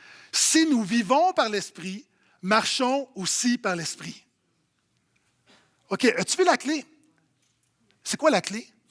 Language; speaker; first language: French; native; French